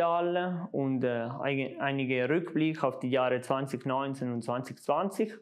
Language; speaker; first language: German; non-native, local second language; Italian